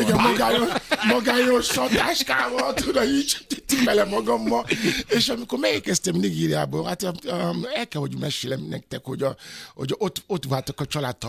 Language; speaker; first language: Hungarian; non-native, fluent; Yoruba